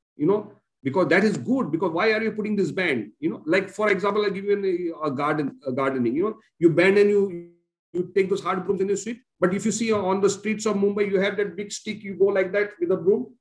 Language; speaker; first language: English; non-native, local second language; Konkani